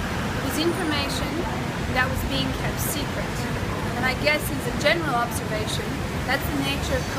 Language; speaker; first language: English; native; English